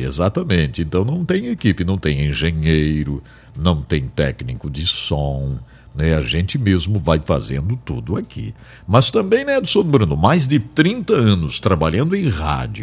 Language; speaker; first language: Portuguese; native; Portuguese